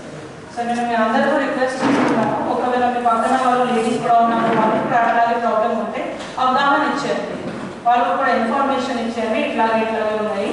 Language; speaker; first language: Telugu; non-native, local second language; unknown